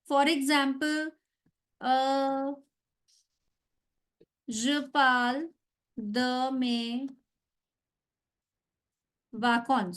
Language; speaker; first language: French; non-native, fluent; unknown